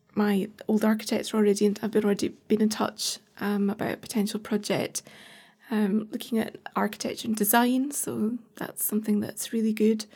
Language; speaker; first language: English; native; English